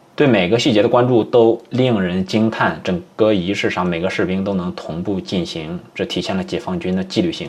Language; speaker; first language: Chinese; native; Chinese